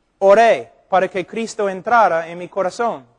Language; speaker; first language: Spanish; non-native, fluent; English